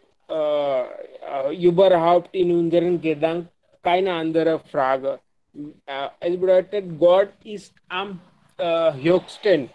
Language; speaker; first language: German; non-native, learner; Hindi